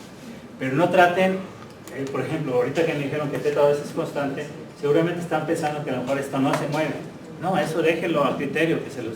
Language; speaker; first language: Spanish; native; Spanish